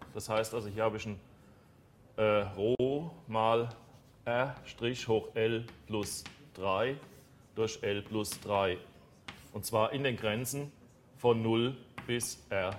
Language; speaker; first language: German; native; German